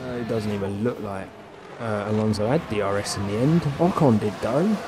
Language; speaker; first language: English; native; English